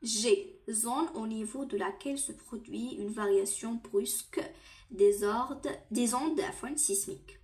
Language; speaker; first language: French; non-native, local second language; Arabic